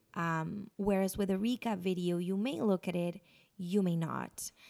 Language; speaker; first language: English; non-native, fluent; Spanish